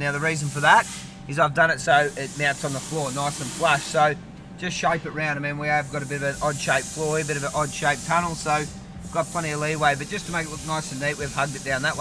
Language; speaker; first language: English; native; English